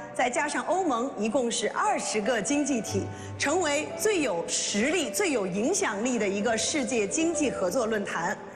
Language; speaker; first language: Chinese; native; Chinese